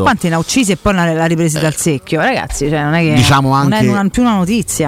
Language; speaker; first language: Italian; native; Italian